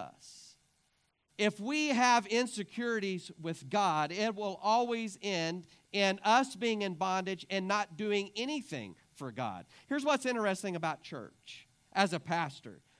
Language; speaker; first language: English; native; English